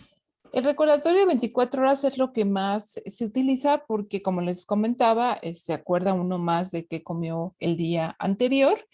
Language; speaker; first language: Spanish; native; Spanish